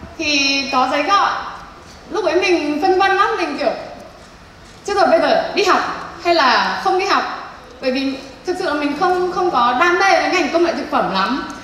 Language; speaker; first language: Vietnamese; native; Vietnamese